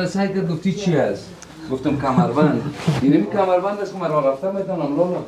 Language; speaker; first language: Persian; native; Persian